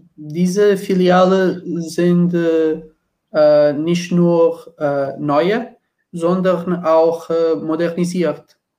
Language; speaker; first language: German; non-native, learner; Portuguese